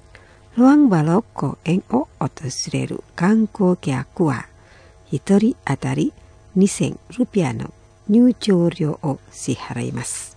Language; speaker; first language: Japanese; non-native, fluent; Indonesian